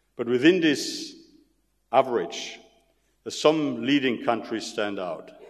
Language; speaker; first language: English; non-native, fluent; German